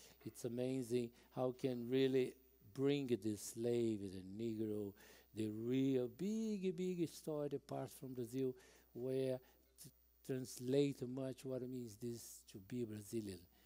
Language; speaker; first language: English; non-native, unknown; Portuguese